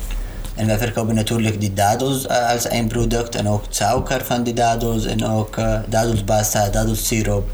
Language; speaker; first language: Dutch; non-native, learner; Arabic